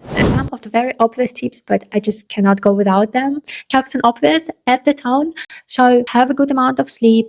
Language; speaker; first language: English; non-native, fluent; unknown